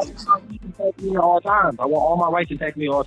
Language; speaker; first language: English; native; English